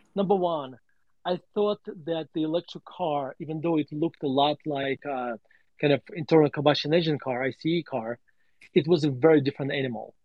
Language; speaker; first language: English; non-native, fluent; Russian